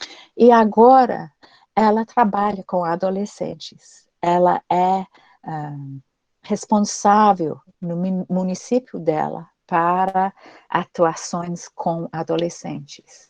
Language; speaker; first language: Portuguese; non-native, fluent; English